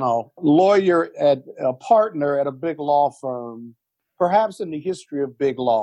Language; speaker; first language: English; native; English